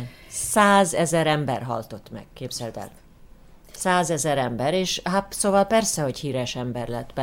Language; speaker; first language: Hungarian; early bilingual, heritage; Hungarian